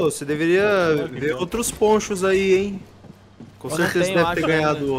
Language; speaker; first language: Portuguese; native; Portuguese